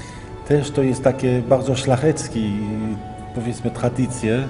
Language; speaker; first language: Polish; early bilingual, heritage; Polish